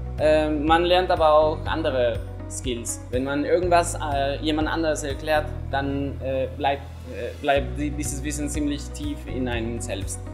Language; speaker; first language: German; non-native, fluent; Spanish